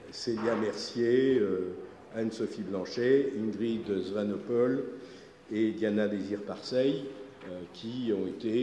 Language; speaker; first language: French; native; French